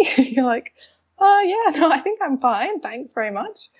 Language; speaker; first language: English; native; English